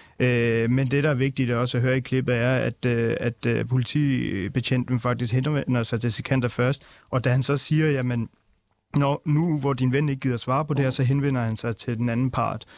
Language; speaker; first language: Danish; early bilingual, other home language; Punjabi